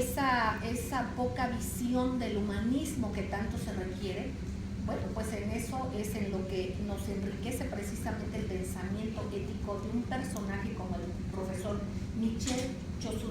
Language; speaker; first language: Spanish; native; Spanish